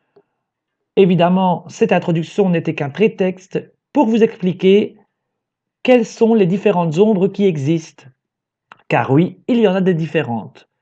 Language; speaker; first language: French; native; French